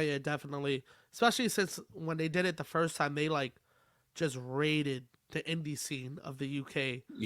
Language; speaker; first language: English; native; English